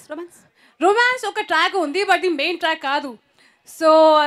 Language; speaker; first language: Telugu; non-native, learner; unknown